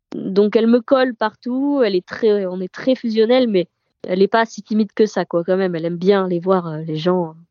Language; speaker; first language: French; native; French